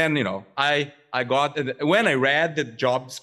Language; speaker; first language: English; non-native, fluent; Portuguese